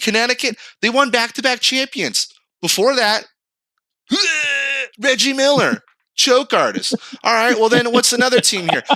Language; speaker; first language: English; native; English